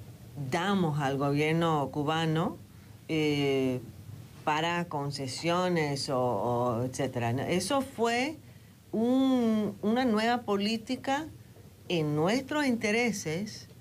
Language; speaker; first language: Spanish; non-native, fluent; English